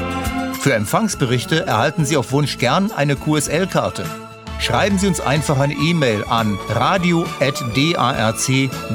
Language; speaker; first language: German; native; German